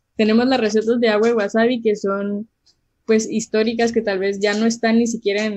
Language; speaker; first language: Spanish; native; Spanish